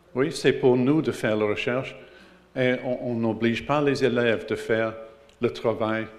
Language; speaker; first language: French; non-native, learner; English